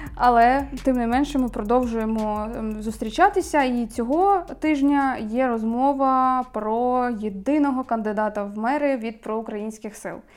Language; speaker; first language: Ukrainian; native; Ukrainian